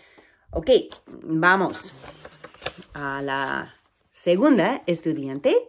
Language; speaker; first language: Spanish; non-native, fluent; English